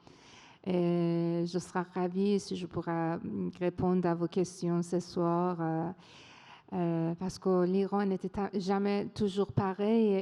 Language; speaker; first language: French; non-native, fluent; Persian